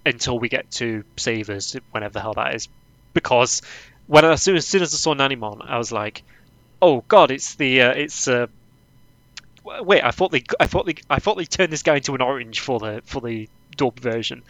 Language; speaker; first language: English; native; English